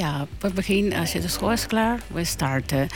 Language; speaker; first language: Dutch; non-native, learner; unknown